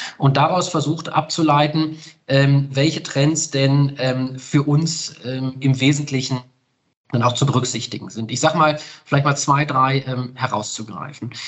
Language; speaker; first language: German; native; German